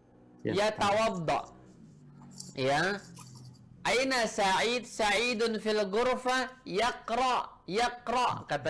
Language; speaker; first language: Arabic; non-native, fluent; Indonesian